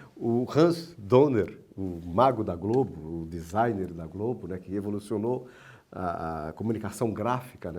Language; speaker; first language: Portuguese; native; Portuguese